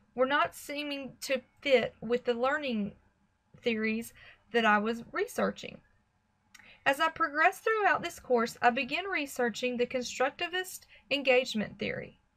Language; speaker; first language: English; native; English